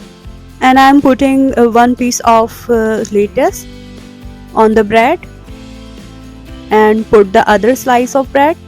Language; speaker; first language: English; non-native, local second language; Urdu